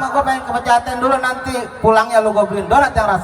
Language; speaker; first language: Indonesian; native; Indonesian